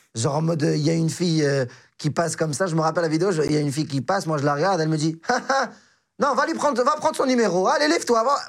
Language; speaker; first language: French; non-native, local second language; Arabic